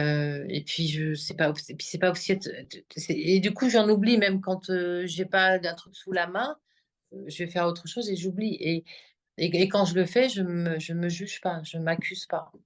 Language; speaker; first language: French; native; French